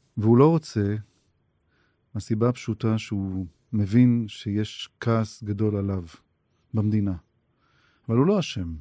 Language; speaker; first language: Hebrew; native; Hebrew